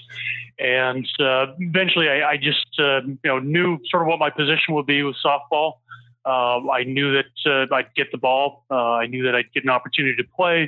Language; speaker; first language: English; native; English